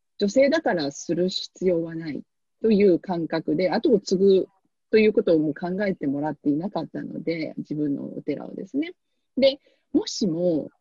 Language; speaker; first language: Japanese; native; Japanese